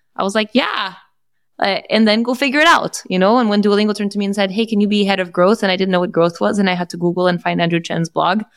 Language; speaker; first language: English; non-native, fluent; Portuguese